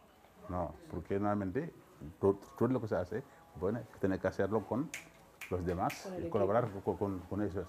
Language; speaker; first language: Spanish; non-native, fluent; Wolof